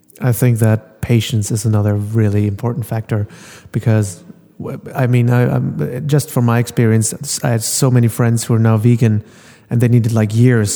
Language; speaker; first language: English; non-native, fluent; German